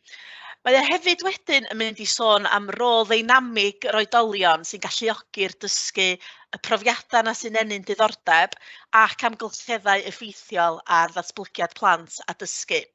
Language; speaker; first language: Welsh; native; Welsh